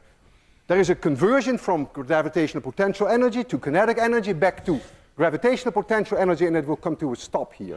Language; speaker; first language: English; non-native, fluent; Dutch